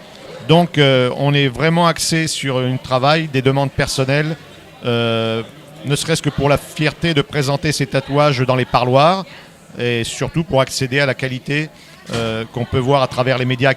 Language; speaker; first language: French; native; French